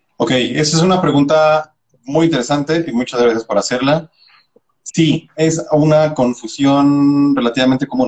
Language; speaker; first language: Spanish; native; Spanish